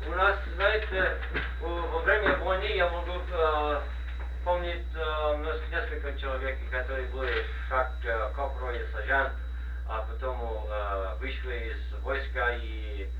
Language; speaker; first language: Russian; non-native, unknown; English